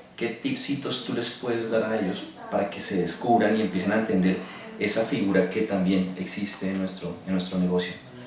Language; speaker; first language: Spanish; native; Spanish